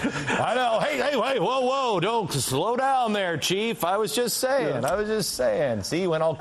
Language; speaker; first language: English; native; English